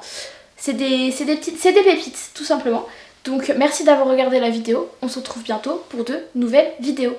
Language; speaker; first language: French; native; French